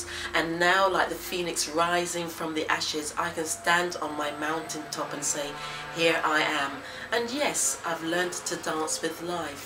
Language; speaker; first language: English; native; English